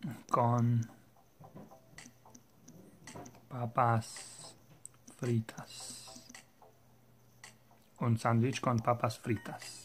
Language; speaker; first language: Spanish; non-native, learner; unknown